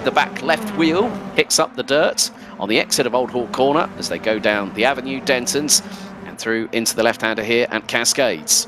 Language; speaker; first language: English; native; English